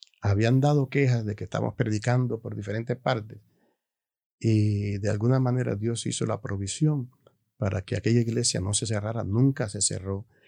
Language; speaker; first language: Spanish; native; Spanish